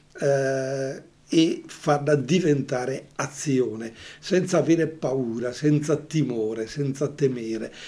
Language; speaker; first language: Italian; native; Italian